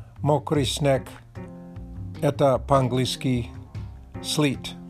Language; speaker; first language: Russian; non-native, learner; English